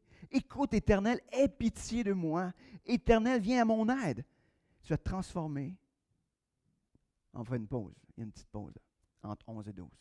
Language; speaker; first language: French; native; French